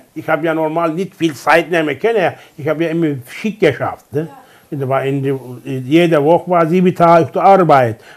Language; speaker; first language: German; non-native, learner; Turkish